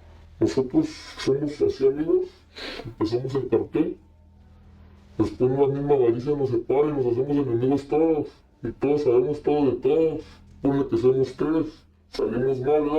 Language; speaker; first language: Spanish; native; Spanish